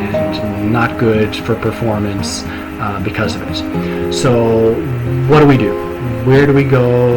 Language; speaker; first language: English; native; English